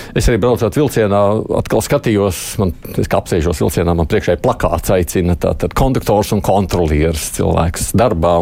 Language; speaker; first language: Latvian; native; Latvian